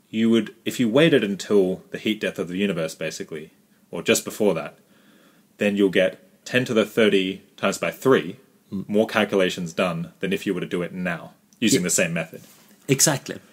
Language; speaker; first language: English; native; English